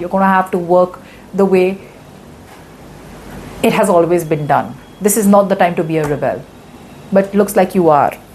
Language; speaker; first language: English; non-native, local second language; Hindi